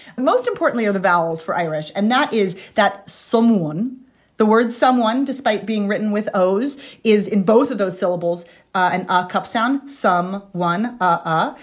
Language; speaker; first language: English; native; English